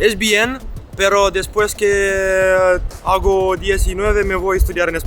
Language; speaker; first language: Spanish; non-native, learner; Romanian